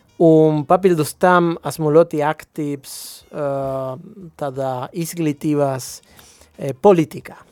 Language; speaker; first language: Latvian; non-native, fluent; Spanish